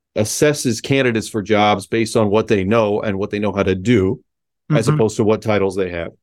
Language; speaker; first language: English; early bilingual, other home language; Spanish